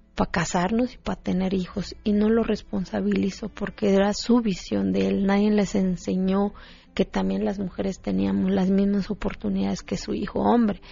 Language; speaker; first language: Spanish; non-native, local second language; Zapotec